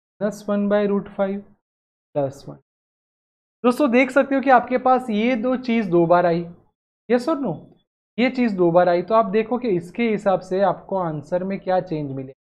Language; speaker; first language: Hindi; non-native, local second language; Gujarati